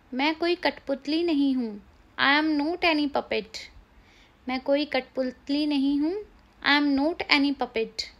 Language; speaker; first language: Hindi; native; Hindi